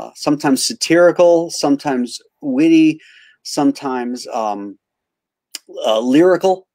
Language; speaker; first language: English; native; English